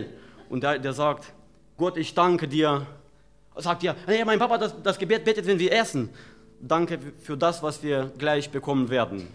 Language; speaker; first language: German; non-native, fluent; Romanian